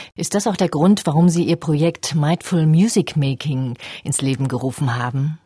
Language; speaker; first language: German; native; German